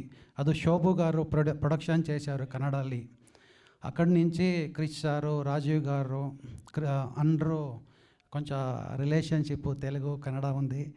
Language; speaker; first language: Telugu; non-native, learner; Kannada